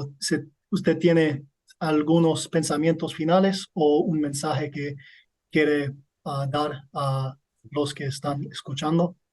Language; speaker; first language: Spanish; non-native, learner; English